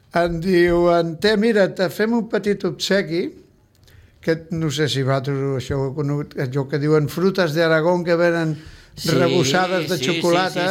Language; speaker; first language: Catalan; native; Catalan